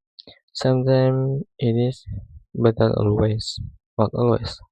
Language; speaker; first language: English; non-native, learner; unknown